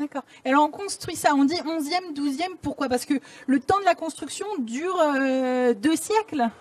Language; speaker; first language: French; native; French